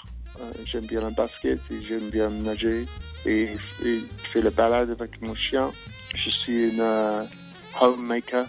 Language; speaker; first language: French; non-native, fluent; English